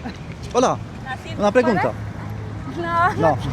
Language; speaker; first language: Spanish; non-native, learner; German